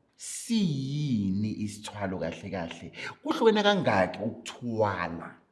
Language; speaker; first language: Zulu; native; Zulu